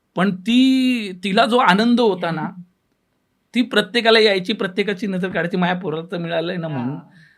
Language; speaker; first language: Marathi; native; Marathi